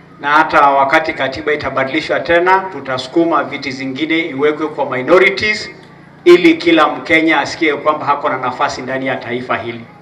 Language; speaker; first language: Swahili; non-native, local second language; Masai